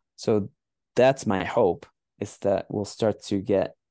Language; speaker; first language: English; native; English